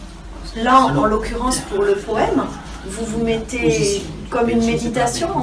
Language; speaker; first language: French; native; French